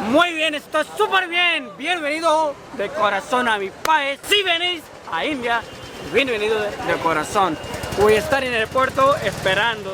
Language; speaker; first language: Spanish; non-native, learner; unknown